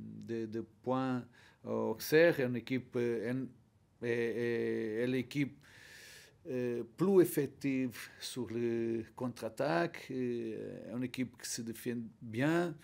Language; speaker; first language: French; non-native, learner; Portuguese